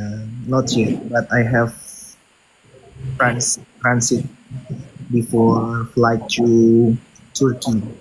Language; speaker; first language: English; non-native, learner; Indonesian